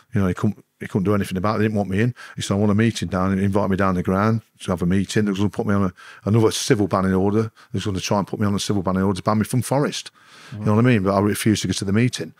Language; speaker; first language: English; native; English